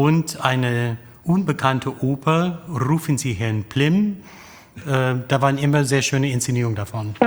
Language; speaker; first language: German; non-native, fluent; English